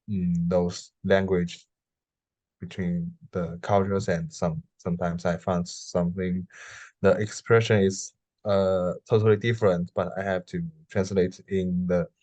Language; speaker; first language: English; non-native, learner; Chinese